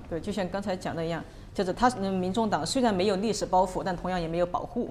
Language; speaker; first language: Chinese; native; Chinese